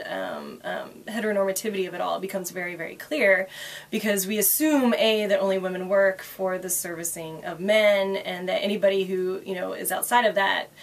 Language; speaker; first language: English; native; English